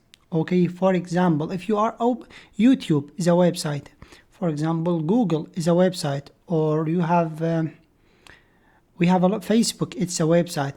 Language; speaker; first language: English; non-native, fluent; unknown